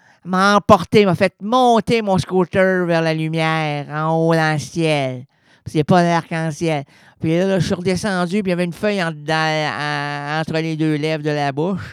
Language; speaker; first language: French; native; French